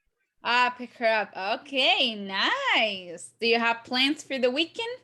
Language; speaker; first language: English; non-native, fluent; Spanish